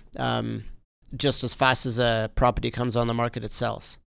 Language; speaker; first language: English; native; English